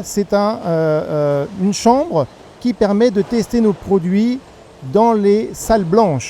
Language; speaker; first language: French; native; French